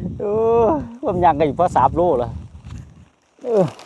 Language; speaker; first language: Thai; non-native, local second language; Northeastern Thai